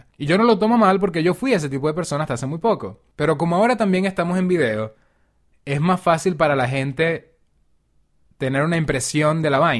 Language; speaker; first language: Spanish; native; Spanish